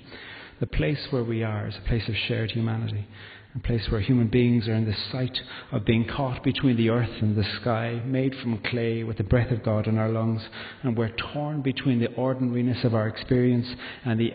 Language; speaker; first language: English; native; English